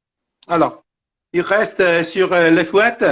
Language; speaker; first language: French; non-native, fluent; Italian